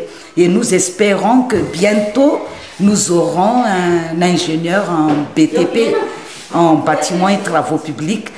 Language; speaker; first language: French; non-native, local second language; Malagasy